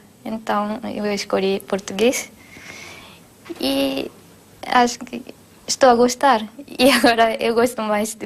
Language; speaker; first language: Portuguese; non-native, fluent; Japanese